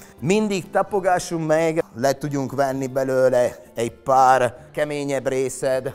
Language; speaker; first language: Hungarian; non-native, fluent; Italian